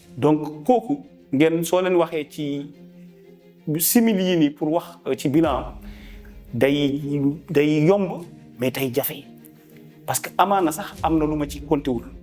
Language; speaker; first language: Wolof; non-native, local second language; Fula